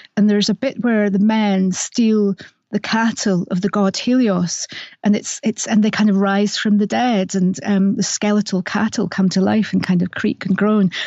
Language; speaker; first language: English; native; English